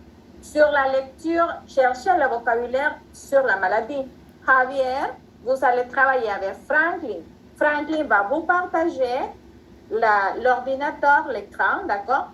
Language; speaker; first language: French; non-native, fluent; Spanish